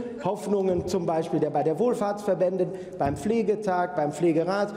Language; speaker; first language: German; native; German